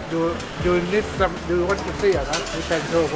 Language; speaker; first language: English; non-native, learner; Thai